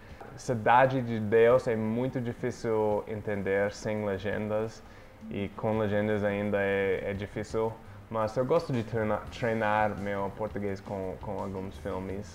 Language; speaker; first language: Portuguese; non-native, fluent; English